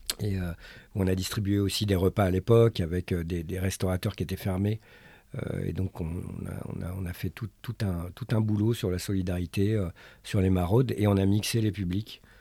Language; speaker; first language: French; early bilingual, other home language; Arabic